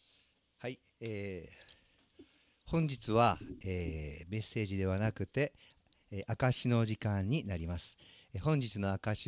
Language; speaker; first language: Japanese; native; Japanese